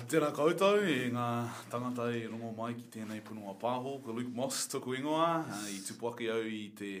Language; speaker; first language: Māori; non-native, local second language; English